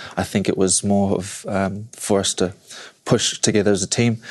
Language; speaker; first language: English; native; English